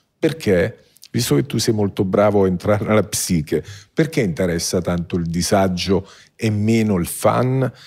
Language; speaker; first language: Italian; native; Italian